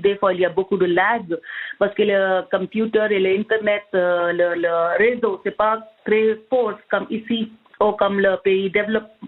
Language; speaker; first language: French; non-native, learner; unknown